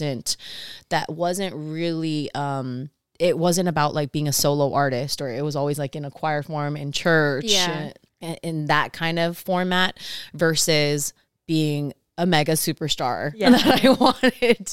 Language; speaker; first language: English; non-native, fluent; Samoan